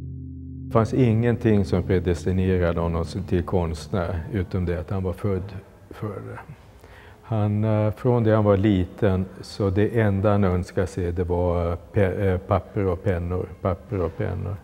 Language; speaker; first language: Swedish; native; Swedish